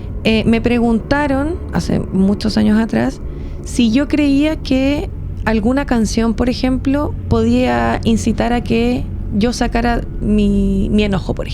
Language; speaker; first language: Spanish; native; Spanish